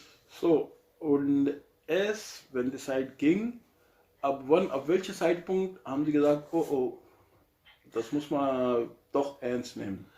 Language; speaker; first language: German; non-native, learner; Urdu